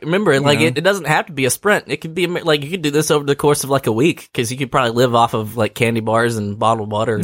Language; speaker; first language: English; native; English